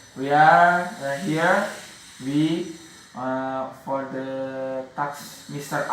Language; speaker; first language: English; non-native, learner; Javanese